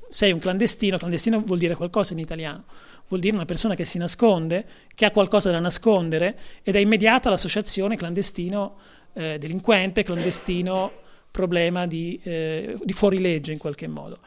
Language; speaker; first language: Italian; native; Italian